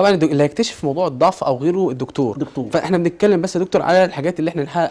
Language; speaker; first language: Arabic; native; Arabic